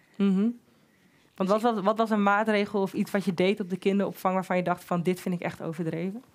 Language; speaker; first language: Dutch; native; Dutch